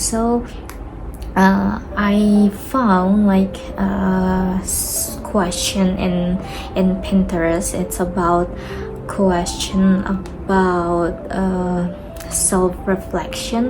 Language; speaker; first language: English; non-native, learner; Indonesian